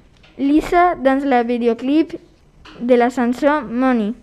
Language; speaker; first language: French; non-native, learner; Spanish